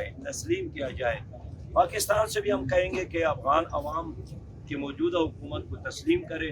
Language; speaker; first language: Urdu; non-native, local second language; Pashto